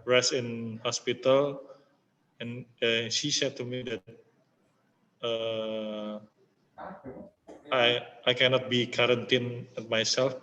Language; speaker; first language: English; non-native, learner; Indonesian